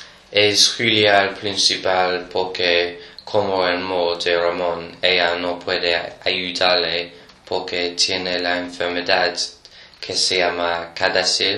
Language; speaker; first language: Spanish; non-native, learner; English